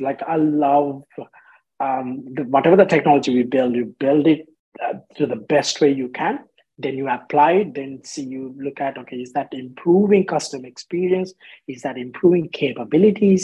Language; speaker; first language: English; non-native, local second language; Sinhala